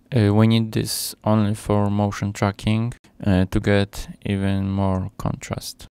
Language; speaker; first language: English; non-native, fluent; Polish